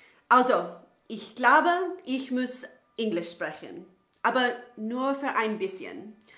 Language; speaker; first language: German; non-native, learner; English